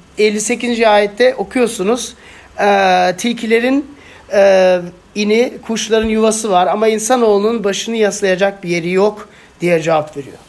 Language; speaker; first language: Turkish; non-native, fluent; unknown